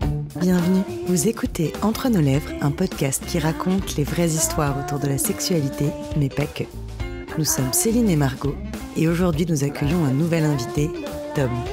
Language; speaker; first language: French; native; French